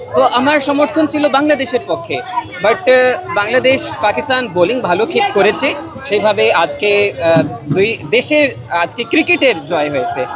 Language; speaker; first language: Bangla; non-native, learner; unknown